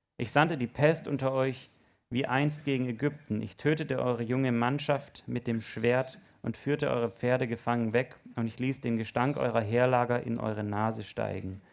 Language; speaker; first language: German; native; German